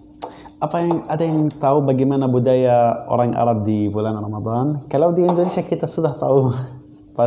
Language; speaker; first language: Indonesian; non-native, learner; Arabic